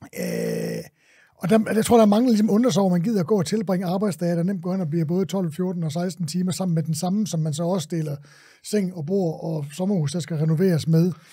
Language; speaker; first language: Danish; native; Danish